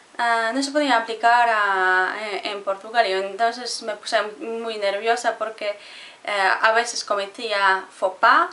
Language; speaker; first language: Spanish; non-native, fluent; Polish